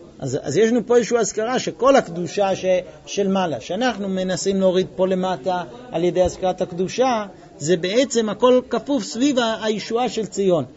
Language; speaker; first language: Hebrew; non-native, fluent; English